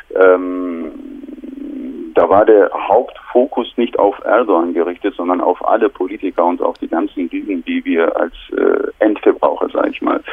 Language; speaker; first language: German; non-native, fluent; Turkish